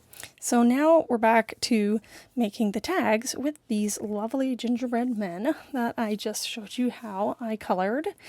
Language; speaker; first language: English; native; English